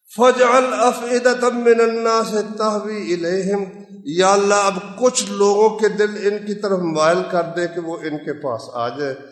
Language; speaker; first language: Urdu; non-native, local second language; Punjabi